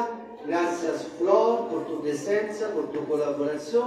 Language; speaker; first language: Spanish; non-native, fluent; Italian